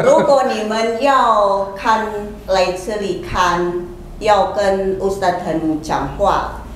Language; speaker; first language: Chinese; non-native, learner; Indonesian